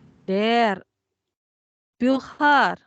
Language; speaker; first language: German; non-native, fluent; Indonesian